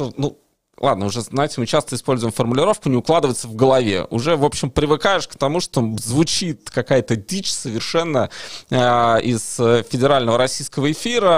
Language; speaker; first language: Russian; native; Russian